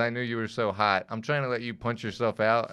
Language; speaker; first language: English; native; English